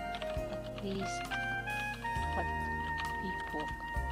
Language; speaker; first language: English; non-native, learner; Japanese